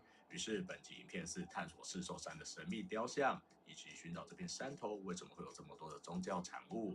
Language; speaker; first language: Chinese; native; Chinese